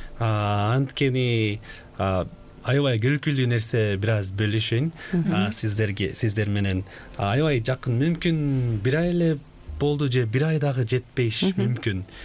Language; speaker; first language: Kyrgyz; non-native, fluent; Korean